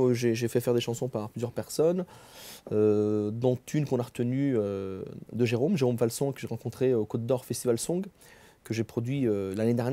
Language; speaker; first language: French; native; French